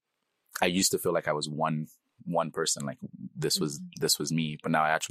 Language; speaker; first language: English; native; English